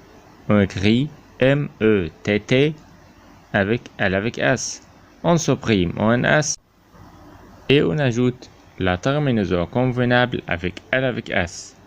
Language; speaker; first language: French; non-native, fluent; Arabic